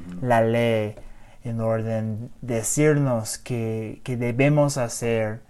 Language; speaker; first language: Spanish; non-native, learner; English